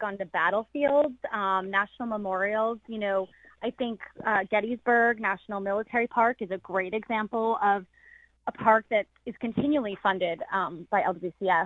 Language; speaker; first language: English; native; English